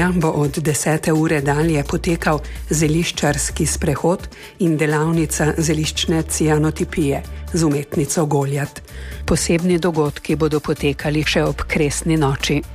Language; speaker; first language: Slovenian; native; Slovenian